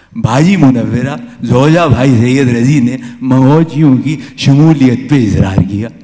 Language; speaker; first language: Urdu; native; Urdu